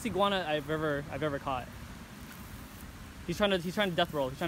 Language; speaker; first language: English; native; English